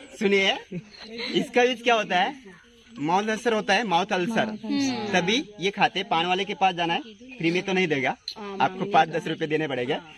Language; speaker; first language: Hindi; non-native, local second language; Marathi